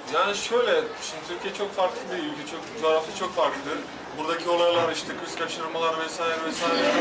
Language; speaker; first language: Turkish; non-native, fluent; Slovak